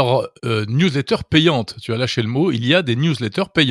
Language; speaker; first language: French; native; French